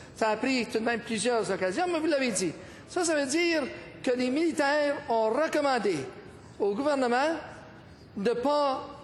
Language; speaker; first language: French; native; French